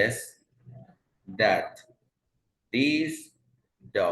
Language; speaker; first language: English; non-native, fluent; Spanish